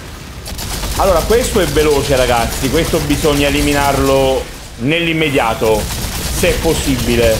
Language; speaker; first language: Italian; native; Italian